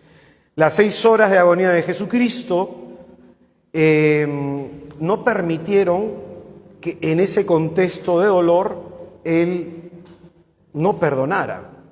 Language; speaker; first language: Spanish; native; Spanish